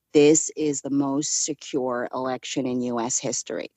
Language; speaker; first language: English; native; English